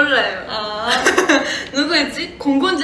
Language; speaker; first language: Korean; non-native, fluent; Japanese